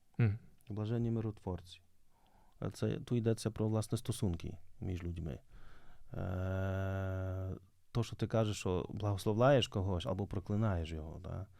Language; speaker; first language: Ukrainian; native; Ukrainian